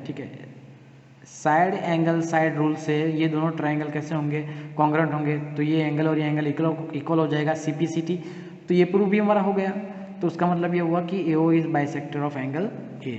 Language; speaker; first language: Hindi; native; Hindi